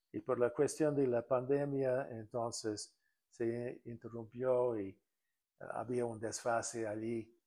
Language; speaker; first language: Spanish; non-native, fluent; English